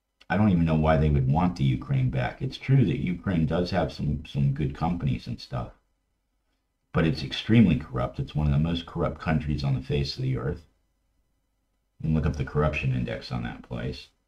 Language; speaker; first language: English; native; English